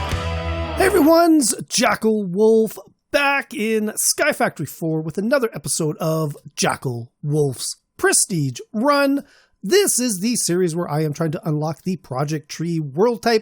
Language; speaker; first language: English; native; English